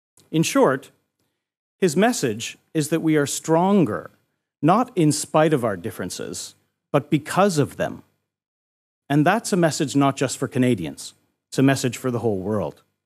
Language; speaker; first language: English; native; English